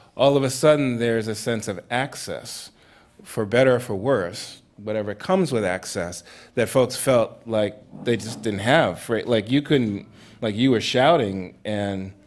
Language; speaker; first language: English; native; English